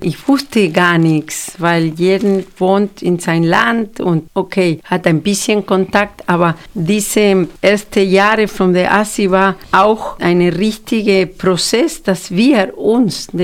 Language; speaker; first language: German; non-native, fluent; Spanish